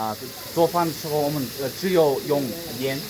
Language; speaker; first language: Chinese; non-native, learner; Kyrgyz